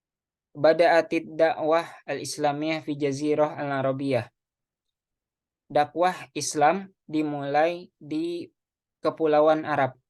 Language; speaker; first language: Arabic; non-native, fluent; Indonesian